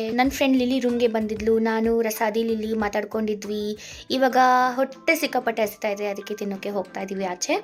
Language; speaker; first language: Kannada; native; Kannada